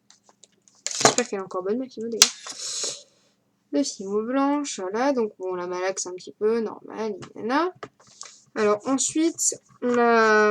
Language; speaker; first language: French; native; French